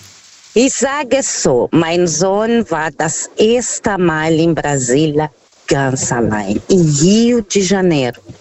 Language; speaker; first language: German; non-native, fluent; Portuguese